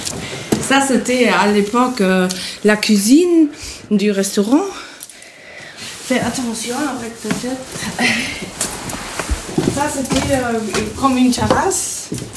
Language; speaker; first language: French; non-native, fluent; German